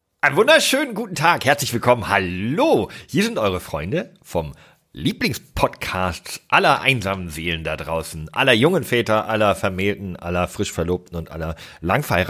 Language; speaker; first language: German; native; German